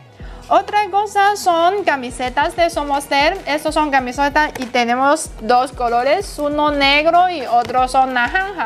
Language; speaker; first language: Spanish; non-native, learner; Chinese